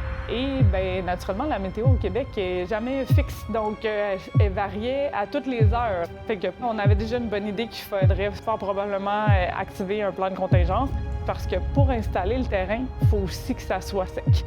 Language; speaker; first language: French; native; French